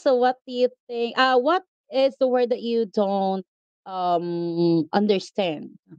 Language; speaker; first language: English; non-native, local second language; Filipino